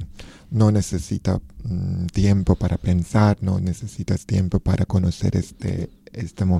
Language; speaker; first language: Spanish; non-native, learner; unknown